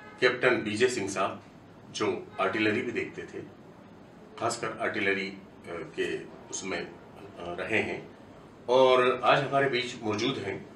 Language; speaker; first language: Hindi; native; Hindi